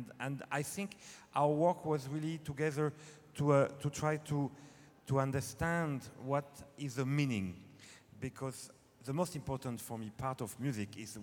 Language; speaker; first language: English; non-native, fluent; French